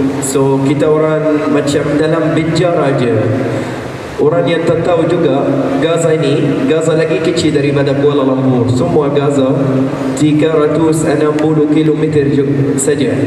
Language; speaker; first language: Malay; non-native, fluent; Arabic